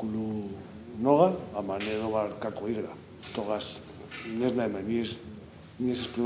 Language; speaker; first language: Macedonian; non-native, learner; Spanish